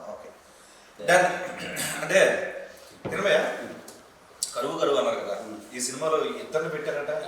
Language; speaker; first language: Telugu; native; Telugu